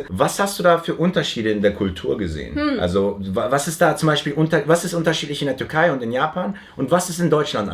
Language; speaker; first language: German; early bilingual, heritage; Turkish